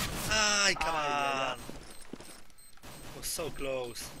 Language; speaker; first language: English; non-native, learner; Polish